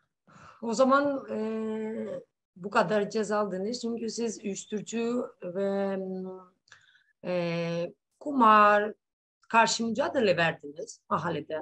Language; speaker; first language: Turkish; non-native, learner; Greek